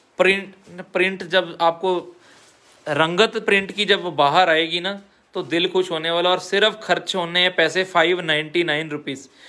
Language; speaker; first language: Hindi; non-native, local second language; Punjabi